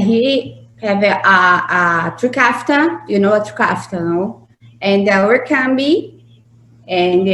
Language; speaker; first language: English; non-native, learner; Portuguese